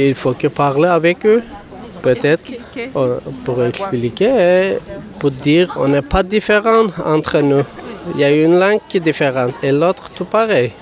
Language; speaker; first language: French; non-native, learner; Kurdish